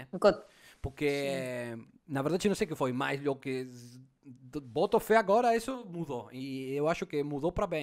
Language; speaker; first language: Portuguese; non-native, fluent; Spanish